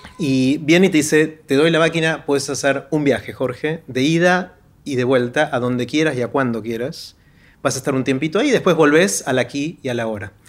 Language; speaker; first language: Spanish; native; Spanish